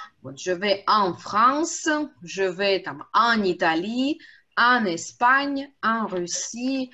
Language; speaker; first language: French; non-native, fluent; Russian